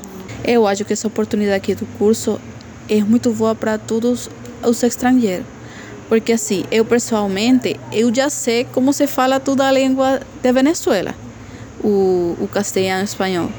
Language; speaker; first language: Portuguese; non-native, fluent; Spanish